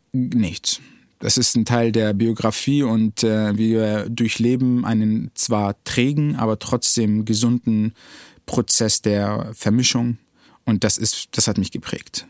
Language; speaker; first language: German; early bilingual, other home language; Arabic